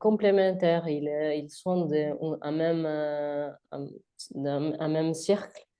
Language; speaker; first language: French; non-native, learner; Spanish